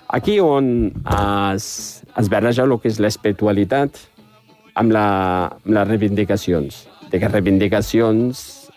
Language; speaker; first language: Catalan; non-native, fluent; Arabic